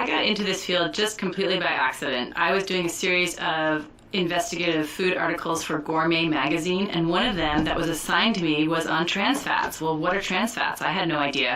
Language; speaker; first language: English; native; English